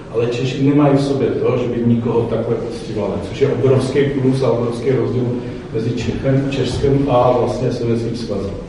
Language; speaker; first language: Czech; non-native, fluent; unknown